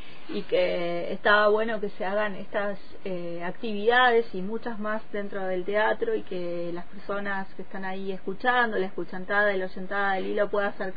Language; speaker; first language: Spanish; native; Spanish